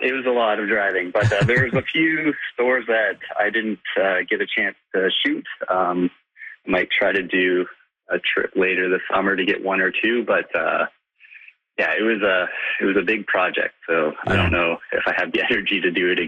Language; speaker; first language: English; native; English